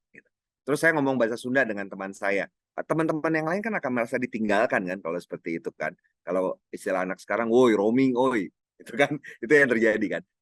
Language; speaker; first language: Indonesian; non-native, local second language; Minangkabau